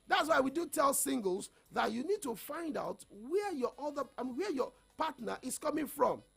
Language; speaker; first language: English; non-native, local second language; Yoruba